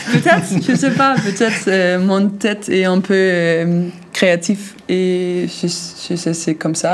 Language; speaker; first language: French; non-native, learner; Danish